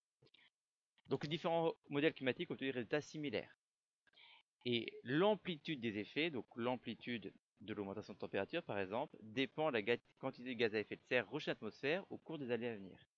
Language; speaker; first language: French; native; French